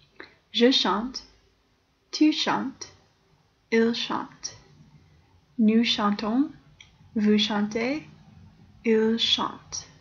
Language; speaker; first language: French; non-native, fluent; English